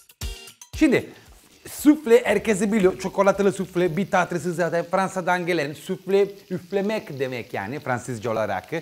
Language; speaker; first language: Turkish; non-native, fluent; Italian